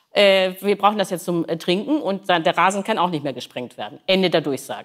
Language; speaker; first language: German; native; German